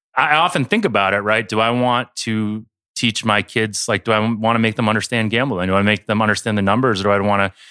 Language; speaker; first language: English; early bilingual, other home language; Chinese